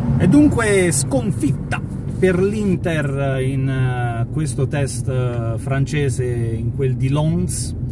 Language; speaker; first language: Italian; native; Italian